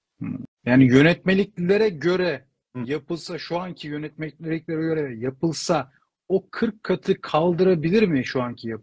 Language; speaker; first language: Turkish; native; Turkish